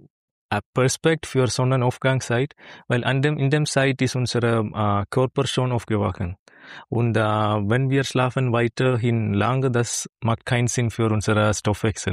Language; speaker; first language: German; non-native, learner; Malayalam